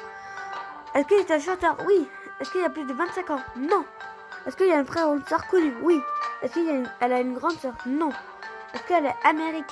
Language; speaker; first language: French; native; French